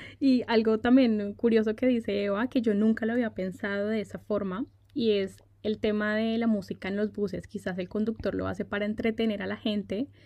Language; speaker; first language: Spanish; native; Spanish